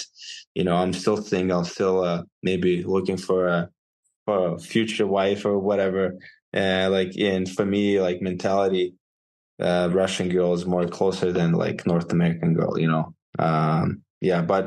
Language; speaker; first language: English; non-native, fluent; Russian